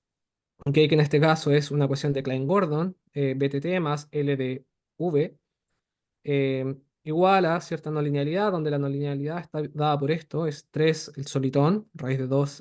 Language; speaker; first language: Spanish; native; Spanish